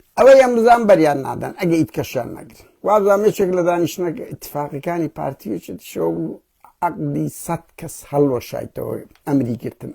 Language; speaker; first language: Central Kurdish; early bilingual, heritage; Central Kurdish